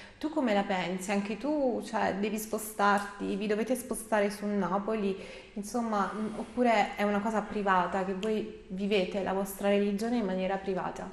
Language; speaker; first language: Italian; native; Italian